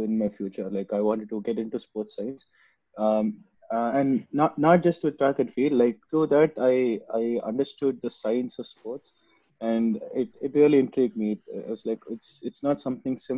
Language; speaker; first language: English; non-native, local second language; Tamil